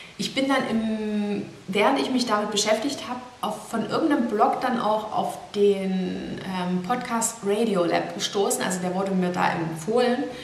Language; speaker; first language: German; native; German